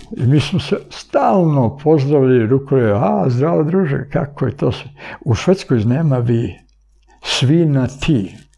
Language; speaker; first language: Serbian; early bilingual, other home language; Bulgarian